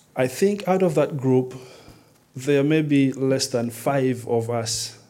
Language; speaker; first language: English; non-native, local second language; Nyanja